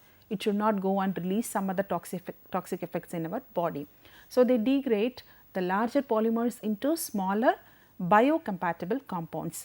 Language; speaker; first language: English; non-native, local second language; Tamil